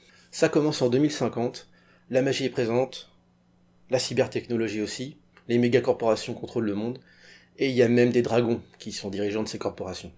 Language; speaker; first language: French; native; French